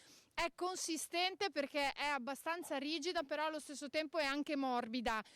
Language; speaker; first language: Italian; native; Italian